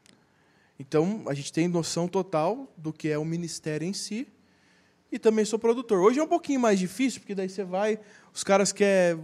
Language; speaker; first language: Portuguese; native; Portuguese